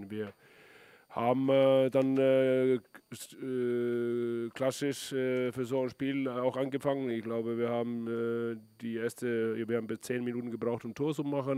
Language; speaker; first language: German; non-native, fluent; Icelandic